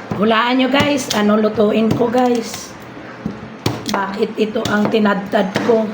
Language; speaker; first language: Filipino; non-native, local second language; Cebuano